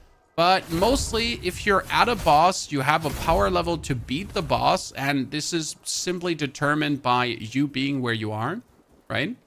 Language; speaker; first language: English; non-native, fluent; German